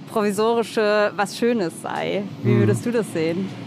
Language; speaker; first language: German; native; German